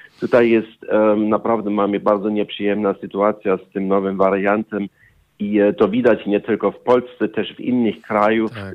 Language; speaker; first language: Polish; non-native, learner; German